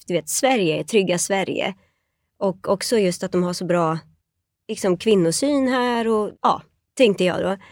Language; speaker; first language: Swedish; early bilingual, other home language; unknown